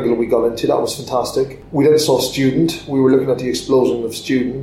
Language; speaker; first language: English; native; English